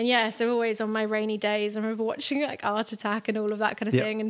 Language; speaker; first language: English; native; English